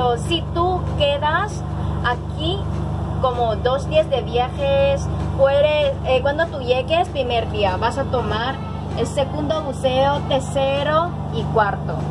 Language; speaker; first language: Spanish; non-native, learner; Thai